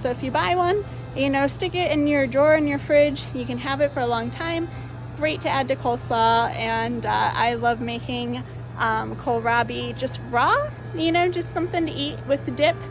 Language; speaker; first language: English; native; English